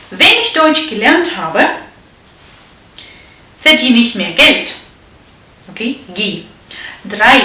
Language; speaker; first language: German; non-native, fluent; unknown